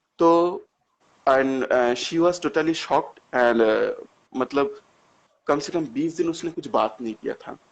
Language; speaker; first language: Hindi; non-native, local second language; Bangla